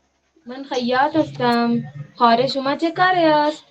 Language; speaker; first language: Persian; non-native, learner; Urdu